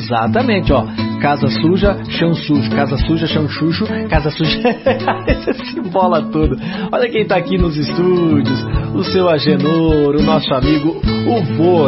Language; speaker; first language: Portuguese; native; Portuguese